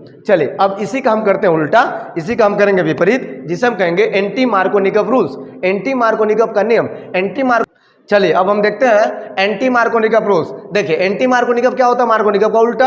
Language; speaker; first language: Hindi; native; Hindi